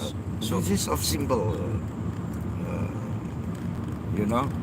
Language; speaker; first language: English; non-native, learner; Indonesian